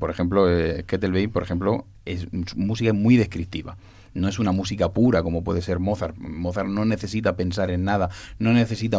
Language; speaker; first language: Spanish; native; Spanish